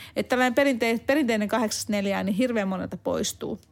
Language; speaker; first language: Finnish; non-native, fluent; Hungarian